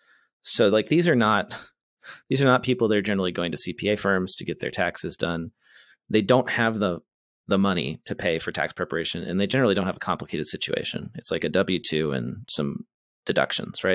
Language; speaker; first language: English; native; English